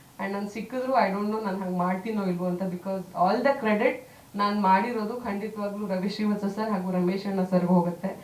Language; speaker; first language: Kannada; native; Kannada